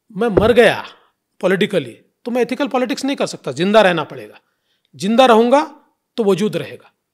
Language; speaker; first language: Hindi; non-native, local second language; Marathi